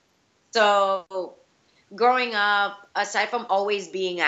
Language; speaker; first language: English; early bilingual, other home language; Spanish